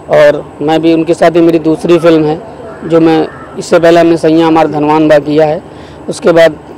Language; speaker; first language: Hindi; native; Hindi